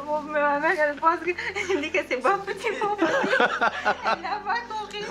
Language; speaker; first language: French; non-native, learner; Persian